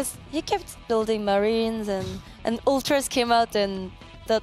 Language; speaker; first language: English; non-native, fluent; French